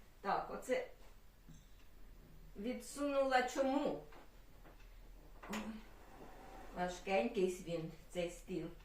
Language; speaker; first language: Ukrainian; native; Ukrainian